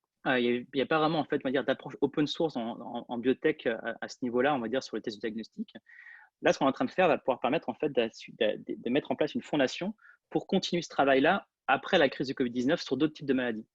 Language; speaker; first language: French; native; French